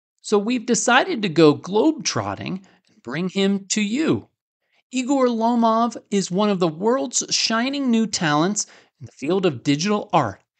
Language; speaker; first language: English; native; English